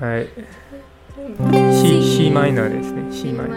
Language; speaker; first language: Japanese; non-native, learner; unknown